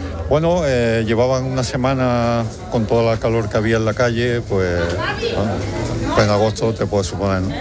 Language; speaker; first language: Spanish; native; Spanish